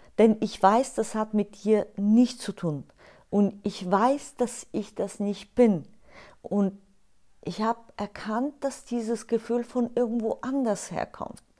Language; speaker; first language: German; non-native, fluent; Bulgarian